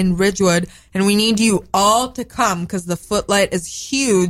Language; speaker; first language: English; non-native, fluent; Hebrew